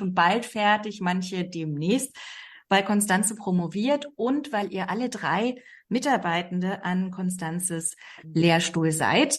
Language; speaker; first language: German; native; German